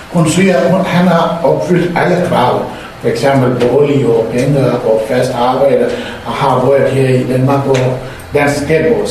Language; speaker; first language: Danish; non-native, fluent; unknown